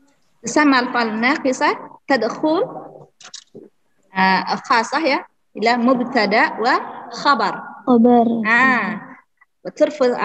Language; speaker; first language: Arabic; non-native, fluent; Indonesian